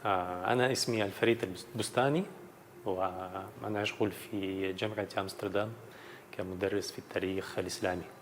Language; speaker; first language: Arabic; non-native, learner; Dutch